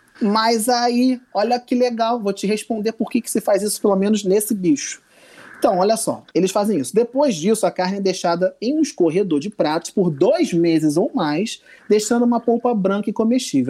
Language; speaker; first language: Portuguese; native; Portuguese